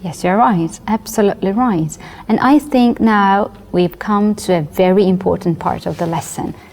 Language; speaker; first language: English; non-native, fluent; Georgian